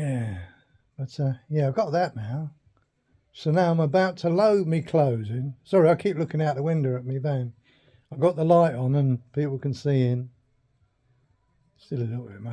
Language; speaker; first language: English; native; English